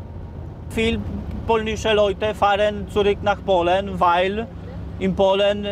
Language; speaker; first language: German; non-native, learner; Polish